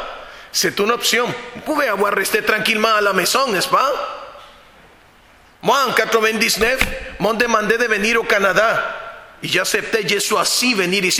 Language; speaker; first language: French; non-native, fluent; Spanish